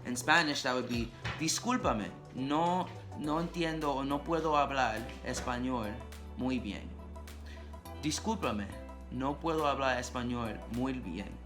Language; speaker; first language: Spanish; non-native, learner; English